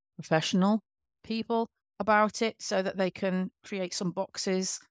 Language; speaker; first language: English; native; English